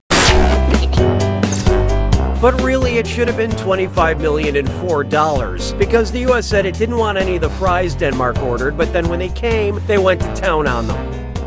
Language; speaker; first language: English; native; English